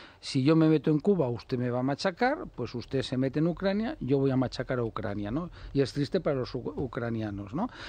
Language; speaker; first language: Spanish; native; Spanish